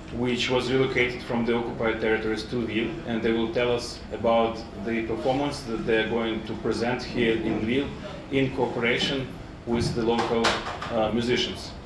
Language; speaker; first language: English; non-native, fluent; Ukrainian